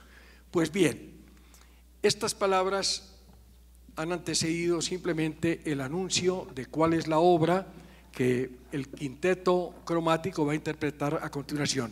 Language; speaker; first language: Spanish; native; Spanish